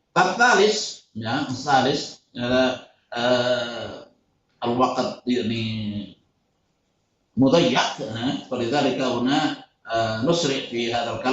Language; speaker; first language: Arabic; non-native, fluent; Indonesian